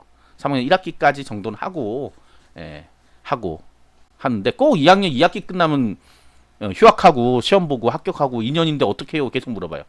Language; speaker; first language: Korean; native; Korean